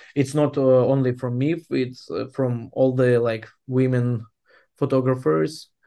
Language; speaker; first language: English; non-native, fluent; Ukrainian